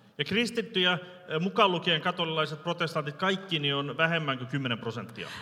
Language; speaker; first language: Finnish; early bilingual, heritage; Finnish